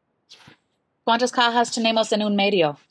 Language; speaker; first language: Spanish; non-native, learner; English